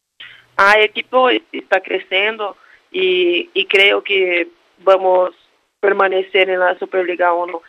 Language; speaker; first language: Spanish; non-native, learner; Portuguese